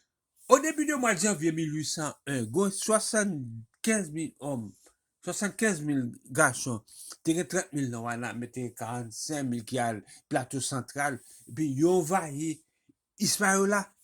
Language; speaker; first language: French; non-native, local second language; Haitian Creole